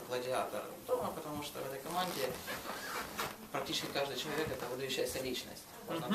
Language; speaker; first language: Russian; native; Russian